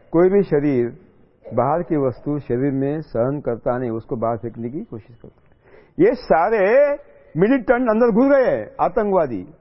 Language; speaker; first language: Hindi; non-native, local second language; Marathi